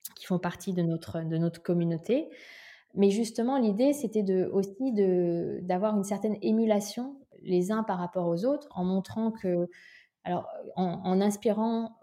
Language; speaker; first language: French; native; French